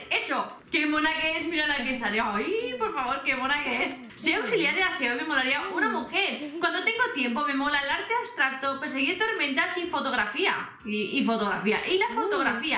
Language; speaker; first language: Spanish; native; Spanish